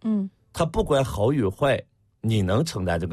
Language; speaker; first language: Chinese; native; Chinese